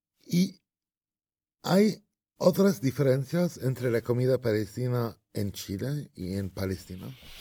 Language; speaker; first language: Spanish; non-native, fluent; Arabic